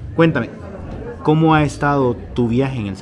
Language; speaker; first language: Spanish; native; Spanish